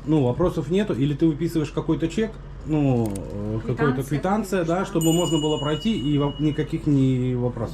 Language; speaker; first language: Russian; native; Russian